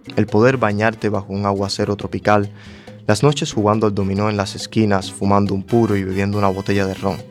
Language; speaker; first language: Spanish; native; Spanish